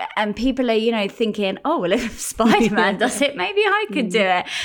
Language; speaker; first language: English; native; English